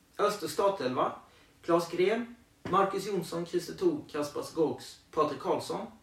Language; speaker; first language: Swedish; native; Swedish